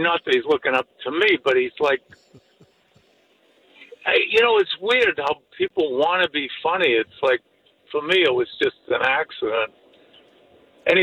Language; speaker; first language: English; native; English